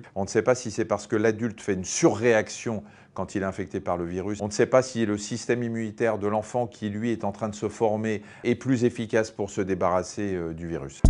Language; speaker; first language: French; native; French